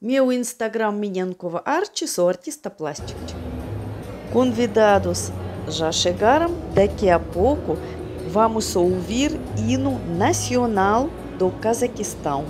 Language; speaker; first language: Portuguese; non-native, fluent; Russian